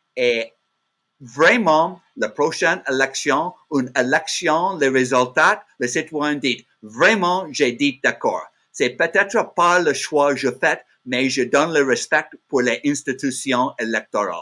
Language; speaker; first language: French; non-native, learner; English